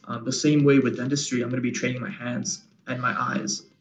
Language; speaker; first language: English; native; English